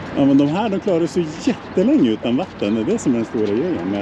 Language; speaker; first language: Swedish; native; Swedish